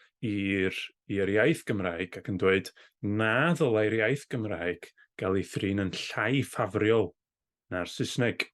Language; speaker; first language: Welsh; native; Welsh